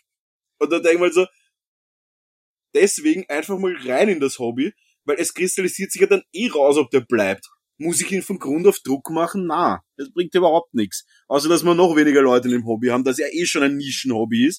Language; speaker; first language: German; native; German